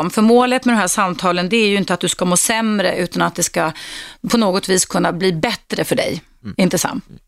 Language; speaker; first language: Swedish; native; Swedish